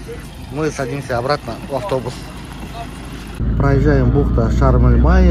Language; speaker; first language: Russian; native; Russian